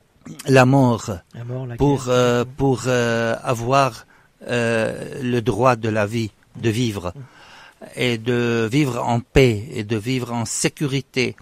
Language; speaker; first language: French; non-native, fluent; Arabic